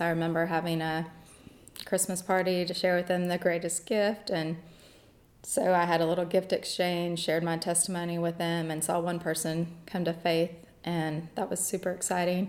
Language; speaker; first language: English; native; English